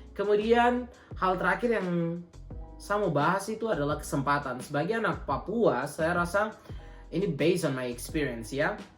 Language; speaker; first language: Indonesian; native; Indonesian